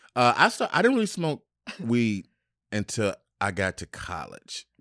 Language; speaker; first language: English; native; English